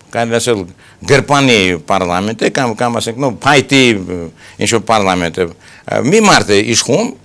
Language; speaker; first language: Armenian; native; Armenian